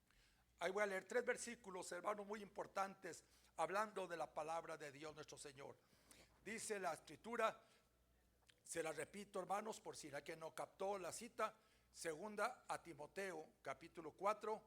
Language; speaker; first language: Spanish; native; Spanish